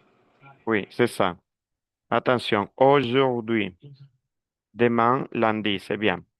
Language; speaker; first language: French; non-native, fluent; Spanish